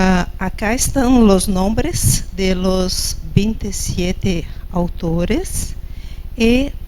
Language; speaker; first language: Spanish; non-native, fluent; Portuguese